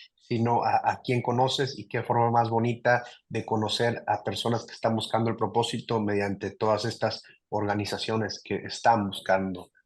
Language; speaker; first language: Spanish; early bilingual, heritage; Spanish